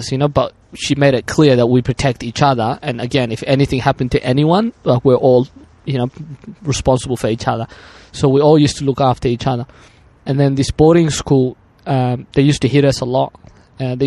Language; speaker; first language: English; early bilingual, other home language; Arabic